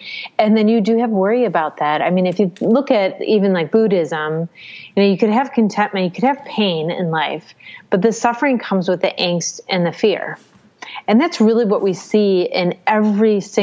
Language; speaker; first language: English; native; English